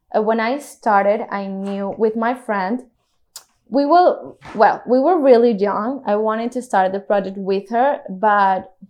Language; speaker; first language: English; non-native, fluent; Spanish